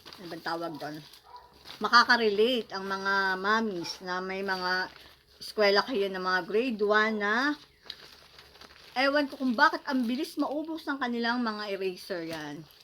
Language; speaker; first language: Filipino; native; Filipino